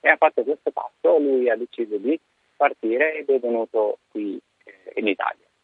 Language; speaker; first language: Italian; non-native, fluent; Arabic